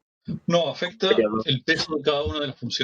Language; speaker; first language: Spanish; native; Spanish